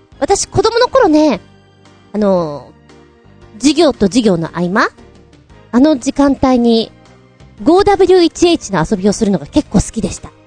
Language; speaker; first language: Japanese; native; Japanese